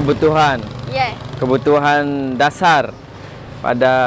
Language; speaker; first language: Indonesian; native; Indonesian